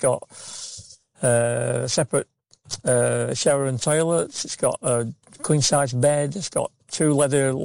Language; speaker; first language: English; native; English